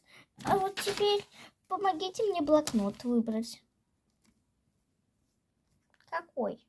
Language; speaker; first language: Russian; native; Russian